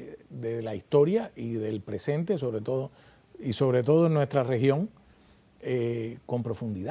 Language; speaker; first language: Spanish; native; Spanish